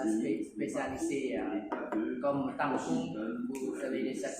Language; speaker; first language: French; non-native, learner; Lao